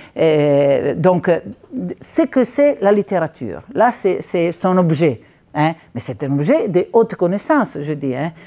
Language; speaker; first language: French; non-native, fluent; Italian